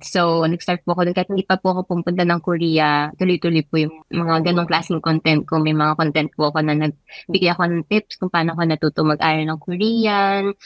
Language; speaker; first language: Filipino; native; Filipino